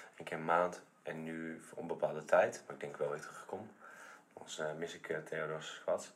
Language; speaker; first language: Dutch; native; Dutch